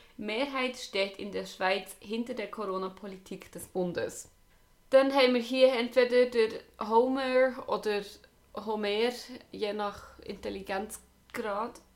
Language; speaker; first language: German; native; German